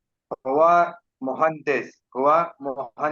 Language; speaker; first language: Arabic; non-native, learner; Urdu